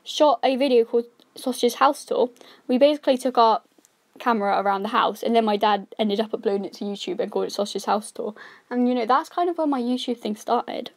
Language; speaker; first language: English; native; English